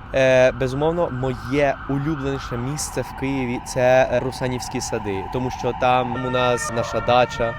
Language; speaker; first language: Ukrainian; non-native, fluent; Spanish